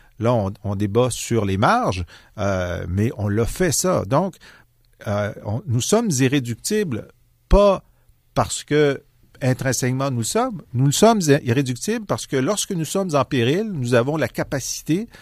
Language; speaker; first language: French; native; French